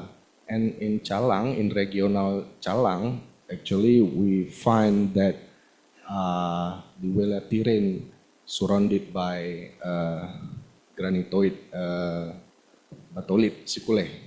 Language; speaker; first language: English; non-native, learner; Indonesian